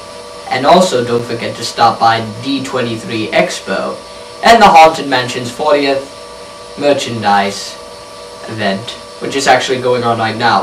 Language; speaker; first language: English; native; English